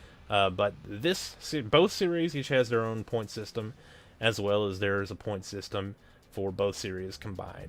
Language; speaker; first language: English; native; English